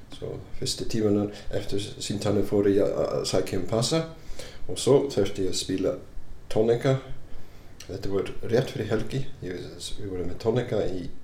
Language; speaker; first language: Icelandic; non-native, fluent; English